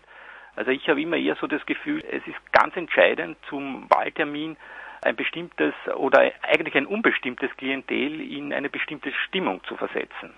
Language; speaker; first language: German; native; German